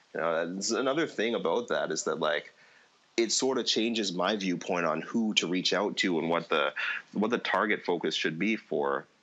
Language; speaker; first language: English; native; English